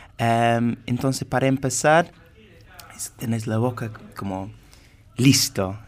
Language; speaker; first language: Spanish; non-native, fluent; English